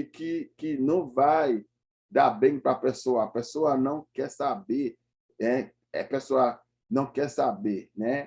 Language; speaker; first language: Portuguese; non-native, fluent; Haitian Creole